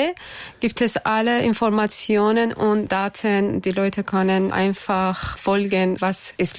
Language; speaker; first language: German; non-native, learner; Persian